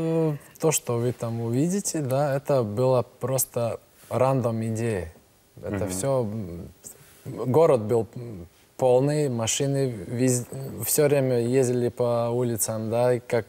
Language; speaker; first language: Russian; non-native, local second language; Latvian